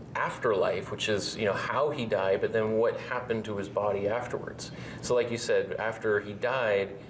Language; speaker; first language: English; native; English